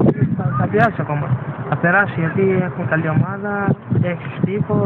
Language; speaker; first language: Greek; non-native, learner; Portuguese